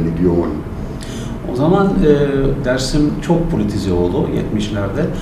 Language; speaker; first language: Turkish; non-native, fluent; German